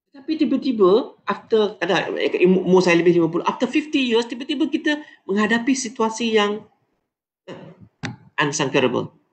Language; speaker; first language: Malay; native; Malay